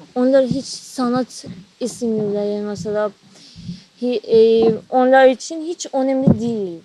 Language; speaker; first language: Turkish; non-native, learner; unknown